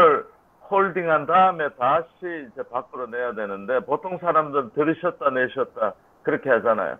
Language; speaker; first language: Korean; native; Korean